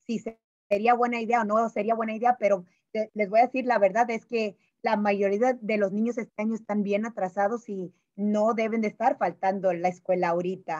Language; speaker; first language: Spanish; early bilingual, heritage; Spanish